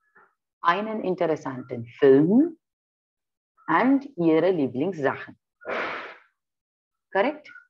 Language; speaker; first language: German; non-native, fluent; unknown